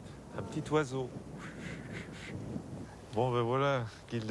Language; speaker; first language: French; native; French